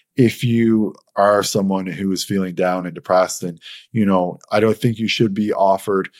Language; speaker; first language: English; native; English